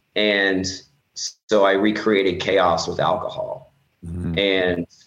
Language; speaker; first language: English; native; English